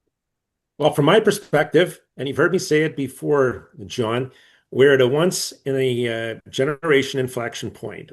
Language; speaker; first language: English; native; English